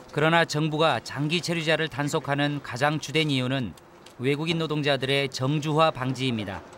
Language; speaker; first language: Korean; native; Korean